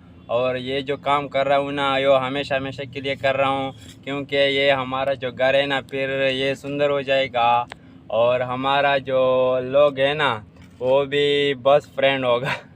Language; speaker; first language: Hindi; non-native, learner; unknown